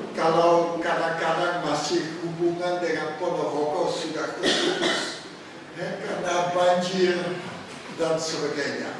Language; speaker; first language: Malay; non-native, fluent; Dutch